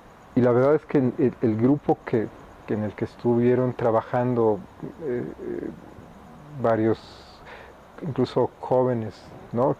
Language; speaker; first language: Spanish; native; Spanish